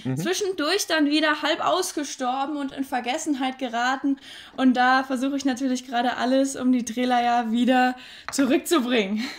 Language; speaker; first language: German; native; German